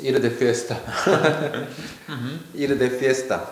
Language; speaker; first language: Spanish; non-native, learner; Korean